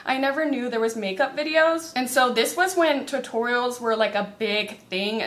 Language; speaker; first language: English; native; English